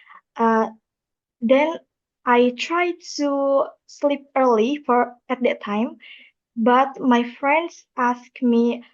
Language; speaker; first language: English; non-native, learner; Indonesian